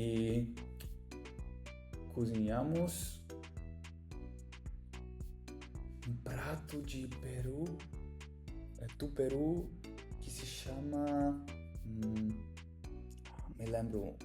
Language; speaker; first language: Portuguese; non-native, learner; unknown